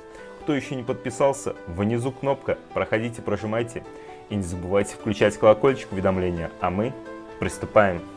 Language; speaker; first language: Russian; native; Russian